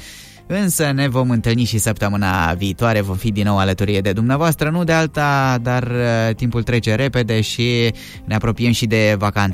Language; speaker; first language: Romanian; native; Romanian